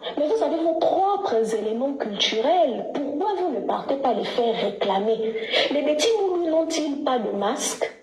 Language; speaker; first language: French; native; French